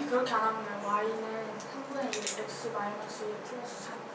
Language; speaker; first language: Korean; native; Korean